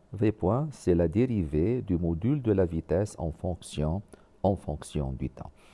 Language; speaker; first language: French; non-native, local second language; Arabic